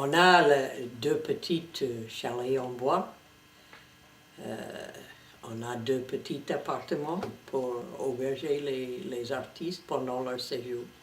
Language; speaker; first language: French; non-native, fluent; English